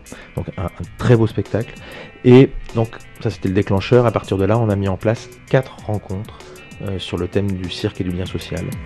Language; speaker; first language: French; native; French